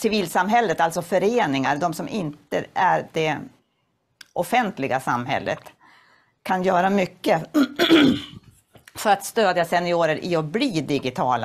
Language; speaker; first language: Swedish; native; Swedish